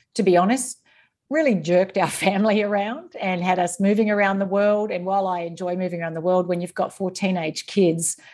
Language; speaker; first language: English; native; English